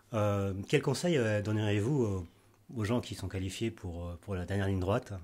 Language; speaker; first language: French; native; French